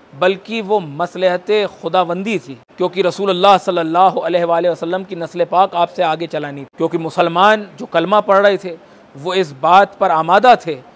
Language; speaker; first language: Hindi; native; Hindi